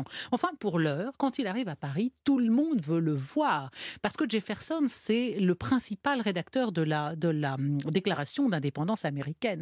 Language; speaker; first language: French; native; French